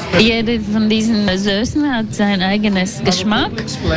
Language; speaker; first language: German; non-native, learner; Latvian